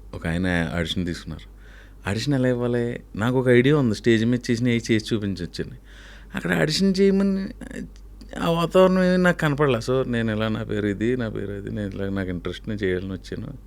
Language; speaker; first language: Telugu; native; Telugu